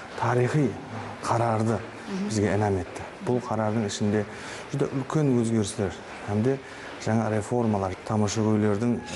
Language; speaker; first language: Uzbek; non-native, local second language; Kara-Kalpak